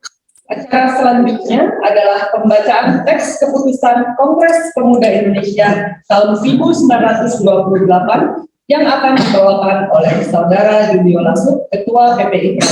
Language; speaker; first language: Indonesian; native; Indonesian